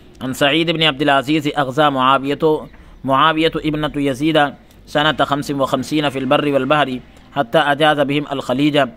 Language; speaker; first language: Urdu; native; Urdu